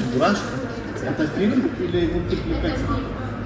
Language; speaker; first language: Russian; non-native, learner; Lithuanian